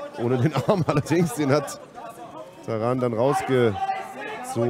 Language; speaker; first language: German; native; German